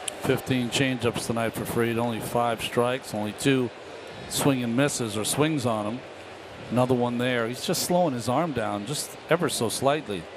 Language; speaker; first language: English; native; English